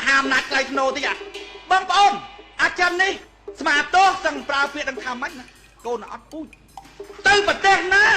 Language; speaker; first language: Khmer; native; Khmer